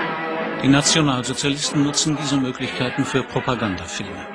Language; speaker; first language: German; native; German